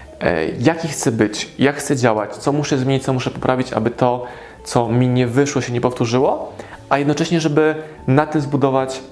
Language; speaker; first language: Polish; native; Polish